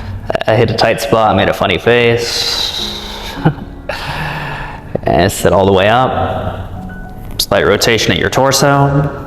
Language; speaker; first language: English; native; English